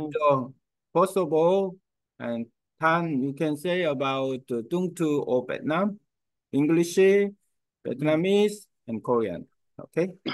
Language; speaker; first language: English; non-native, learner; Korean